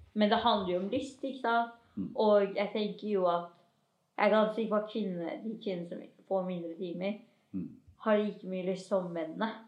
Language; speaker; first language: Norwegian; early bilingual, other home language; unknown